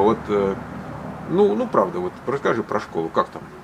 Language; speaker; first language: Russian; native; Russian